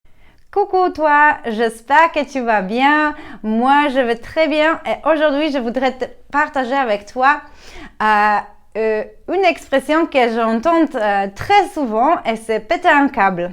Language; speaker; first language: French; non-native, learner; Polish